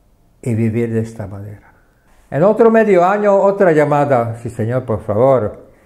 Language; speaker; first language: Spanish; non-native, fluent; Czech